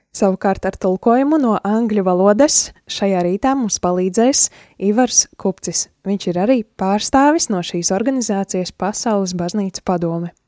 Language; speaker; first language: Latvian; native; Latvian